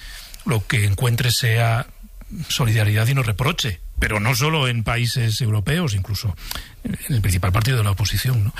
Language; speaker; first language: Spanish; native; Spanish